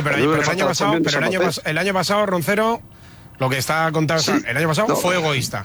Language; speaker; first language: Spanish; native; Spanish